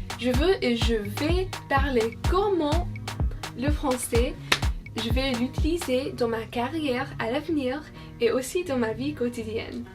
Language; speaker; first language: French; non-native, fluent; English